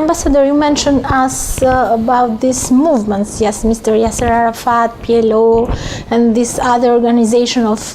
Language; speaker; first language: English; non-native, fluent; Albanian